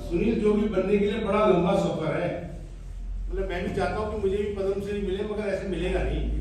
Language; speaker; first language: Hindi; native; Hindi